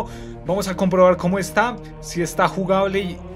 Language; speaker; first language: Spanish; native; Spanish